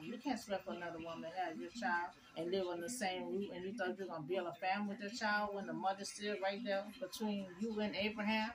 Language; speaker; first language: English; native; English